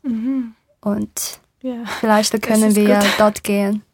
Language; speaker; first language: German; non-native, learner; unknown